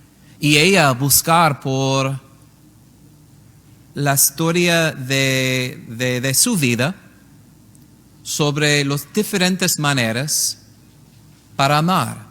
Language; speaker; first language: Spanish; non-native, learner; English